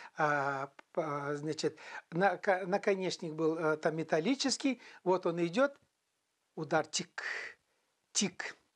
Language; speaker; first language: Russian; non-native, local second language; Chuvash